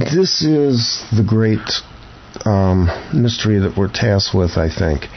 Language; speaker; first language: English; native; English